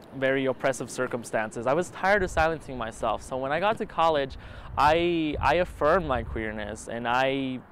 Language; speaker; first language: English; early bilingual, other home language; Spanish